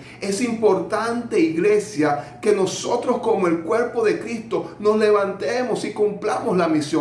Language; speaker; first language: Spanish; native; Spanish